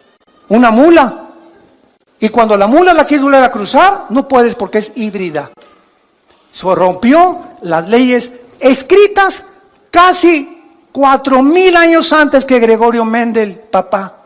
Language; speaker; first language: Spanish; native; Spanish